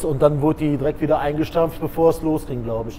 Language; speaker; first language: German; native; German